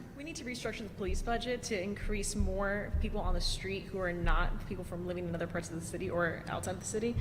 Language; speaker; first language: English; early bilingual, other home language; Italian